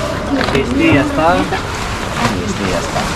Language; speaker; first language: Spanish; non-native, learner; Filipino